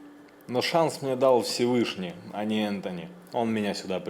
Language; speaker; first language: Russian; native; Russian